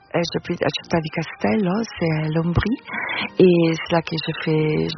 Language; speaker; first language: French; non-native, fluent; Italian